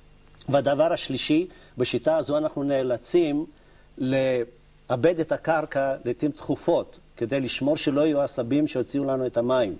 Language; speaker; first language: Hebrew; native; Hebrew